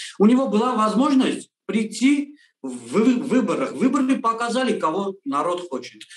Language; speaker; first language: Russian; non-native, local second language; Armenian